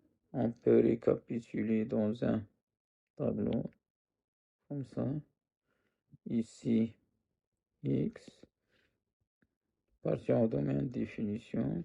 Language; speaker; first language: French; non-native, local second language; Arabic